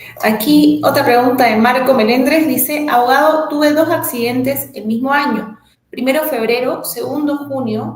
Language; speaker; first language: Spanish; native; Spanish